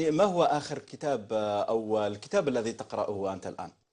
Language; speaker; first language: Arabic; native; Arabic